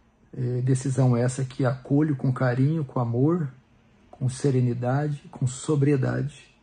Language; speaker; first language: Portuguese; native; Portuguese